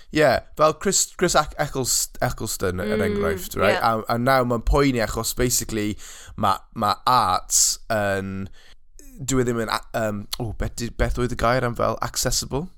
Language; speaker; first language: Welsh; non-native, local second language; English